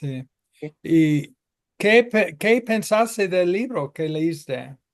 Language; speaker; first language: Spanish; non-native, learner; English